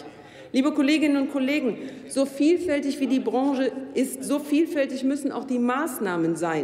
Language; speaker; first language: German; native; German